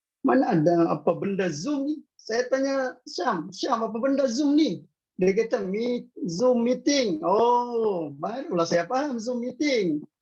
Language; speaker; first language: Malay; native; Malay